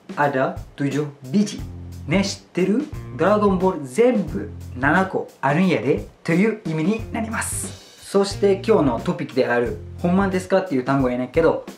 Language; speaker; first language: Japanese; non-native, fluent; Malay